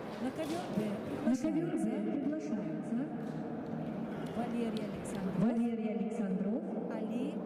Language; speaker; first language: Russian; native; Russian